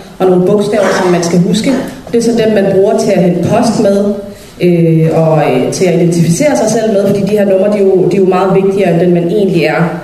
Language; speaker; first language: Danish; early bilingual, other home language; Somali